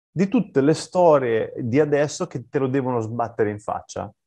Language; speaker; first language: Italian; native; Italian